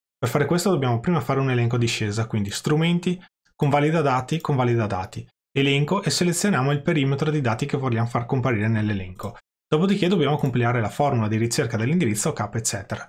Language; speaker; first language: Italian; native; Italian